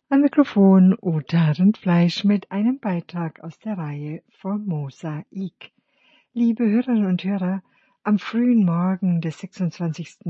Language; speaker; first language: German; native; German